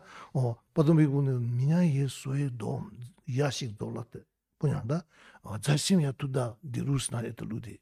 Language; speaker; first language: Russian; non-native, learner; Tibetan